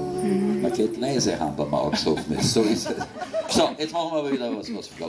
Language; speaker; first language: German; native; German